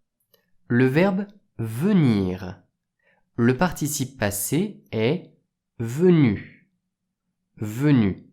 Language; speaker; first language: French; native; French